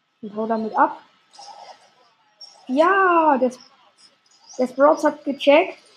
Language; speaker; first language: German; native; German